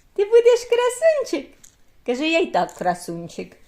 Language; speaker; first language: Ukrainian; native; Ukrainian